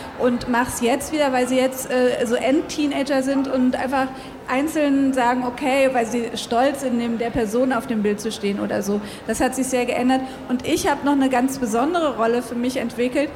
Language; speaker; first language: German; native; German